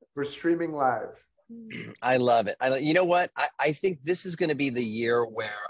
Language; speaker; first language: English; native; English